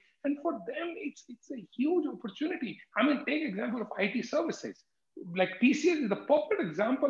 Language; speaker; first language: English; non-native, local second language; Hindi